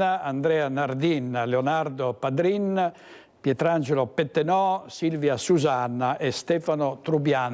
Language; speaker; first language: Italian; native; Italian